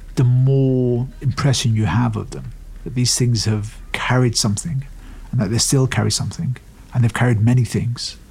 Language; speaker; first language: English; early bilingual, other home language; Urdu